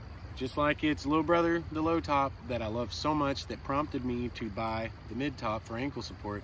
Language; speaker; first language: English; native; English